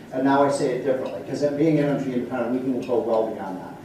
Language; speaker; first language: English; native; English